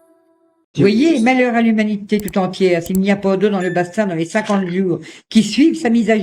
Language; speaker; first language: French; native; French